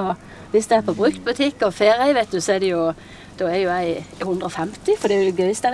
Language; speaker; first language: Norwegian; native; Norwegian